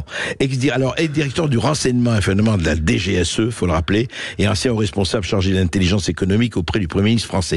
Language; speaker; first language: French; native; French